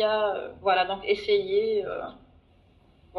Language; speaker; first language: French; non-native, fluent; Arabic